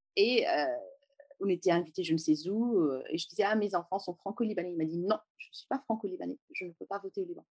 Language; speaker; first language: French; native; French